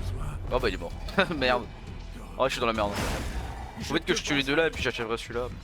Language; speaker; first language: French; native; French